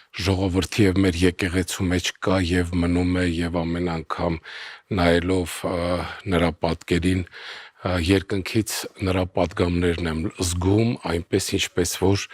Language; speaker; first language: Armenian; early bilingual, heritage; Armenian